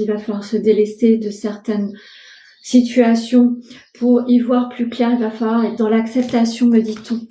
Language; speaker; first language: French; native; French